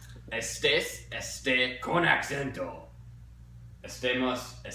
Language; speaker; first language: Spanish; non-native, learner; English